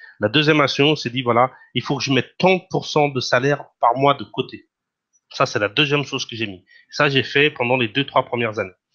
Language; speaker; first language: French; non-native, fluent; Portuguese